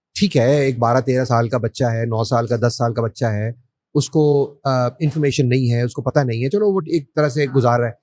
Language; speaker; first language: Urdu; native; Urdu